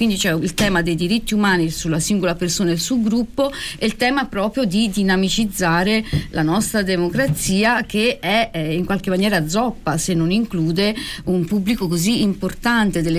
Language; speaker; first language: Italian; native; Italian